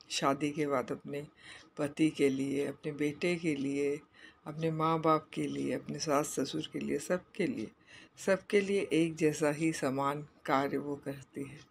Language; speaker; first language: Hindi; non-native, local second language; Bangla